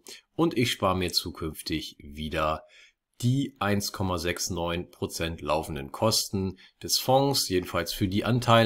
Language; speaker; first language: German; native; German